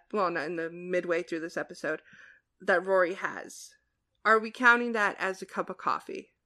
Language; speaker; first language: English; native; English